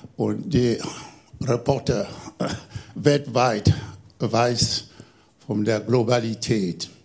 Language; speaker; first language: German; non-native, fluent; French